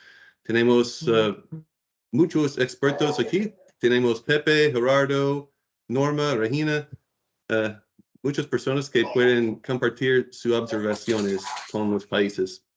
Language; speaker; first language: Spanish; non-native, learner; English